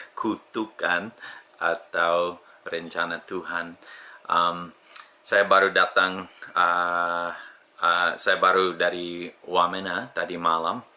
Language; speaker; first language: Indonesian; non-native, fluent; English